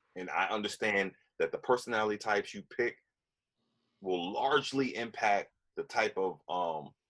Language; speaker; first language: English; native; English